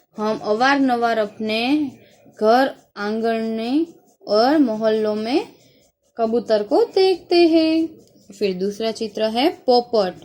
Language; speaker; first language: Hindi; non-native, local second language; Gujarati